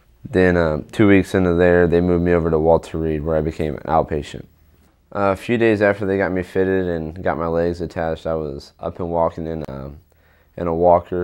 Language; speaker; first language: English; native; English